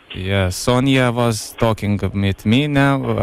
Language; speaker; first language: English; non-native, learner; Lithuanian